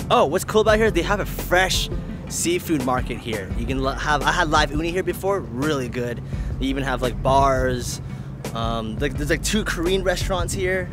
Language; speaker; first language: English; native; English